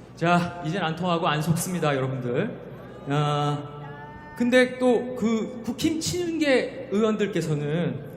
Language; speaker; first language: Korean; native; Korean